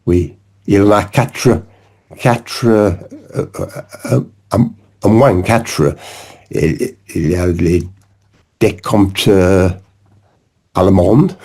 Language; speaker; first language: French; non-native, learner; English